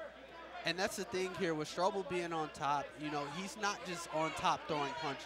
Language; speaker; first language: English; native; English